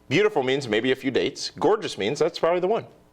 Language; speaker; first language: English; native; English